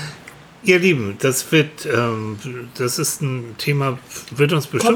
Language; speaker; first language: German; native; German